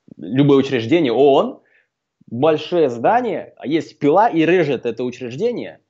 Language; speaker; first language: Russian; non-native, fluent; Slovak